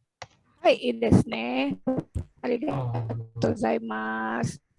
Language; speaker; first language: Japanese; non-native, fluent; Indonesian